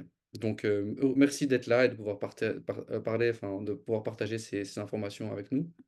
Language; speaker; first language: French; native; French